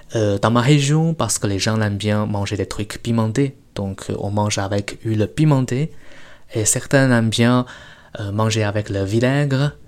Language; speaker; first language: French; non-native, fluent; Chinese